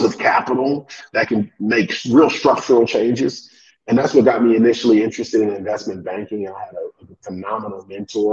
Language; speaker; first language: English; native; English